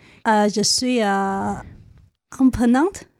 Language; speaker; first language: French; non-native, learner; Chinese